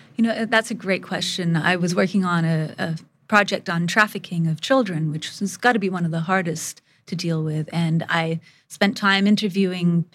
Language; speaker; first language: English; early bilingual, other home language; Bangla